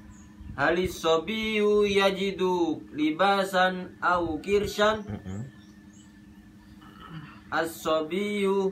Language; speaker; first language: Arabic; non-native, learner; Indonesian